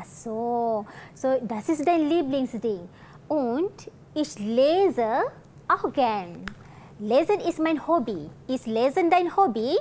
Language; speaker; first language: German; non-native, fluent; Malay